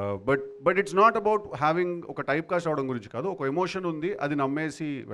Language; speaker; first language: Telugu; native; Telugu